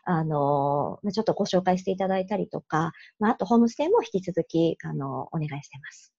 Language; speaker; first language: Japanese; native; Japanese